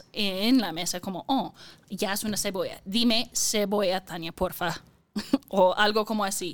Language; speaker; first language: Spanish; non-native, fluent; English